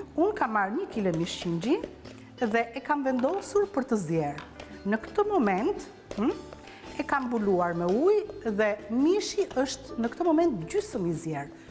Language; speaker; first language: Albanian; native; Albanian